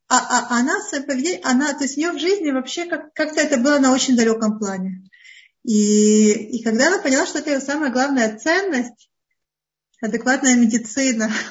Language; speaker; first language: Russian; early bilingual, heritage; Russian